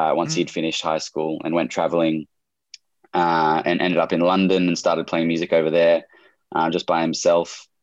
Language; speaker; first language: English; native; English